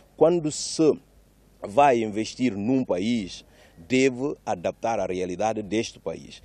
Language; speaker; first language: Portuguese; non-native, local second language; Upper Guinea Crioulo